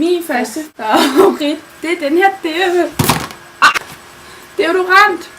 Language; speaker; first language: Danish; native; Danish